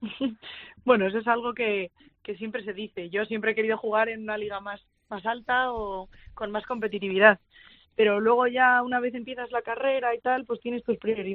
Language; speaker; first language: Spanish; native; Spanish